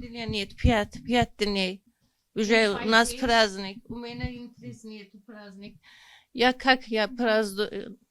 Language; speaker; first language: Russian; non-native, local second language; Azerbaijani